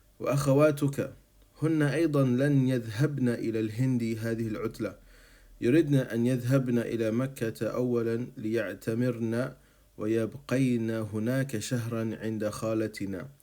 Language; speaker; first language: Arabic; non-native, fluent; English